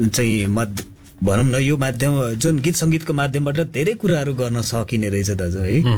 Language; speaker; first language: Nepali; non-native, local second language; Limburgish